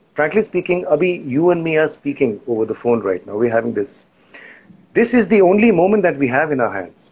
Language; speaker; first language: English; non-native, local second language; Hindi